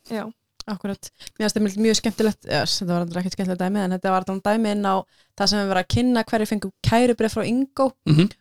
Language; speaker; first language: Icelandic; native; Icelandic